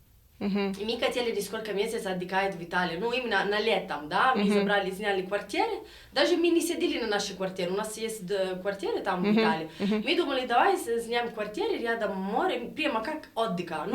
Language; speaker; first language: Russian; non-native, learner; Italian